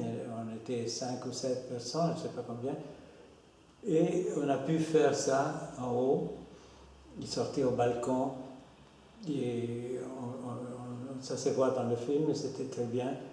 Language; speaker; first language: French; non-native, fluent; Spanish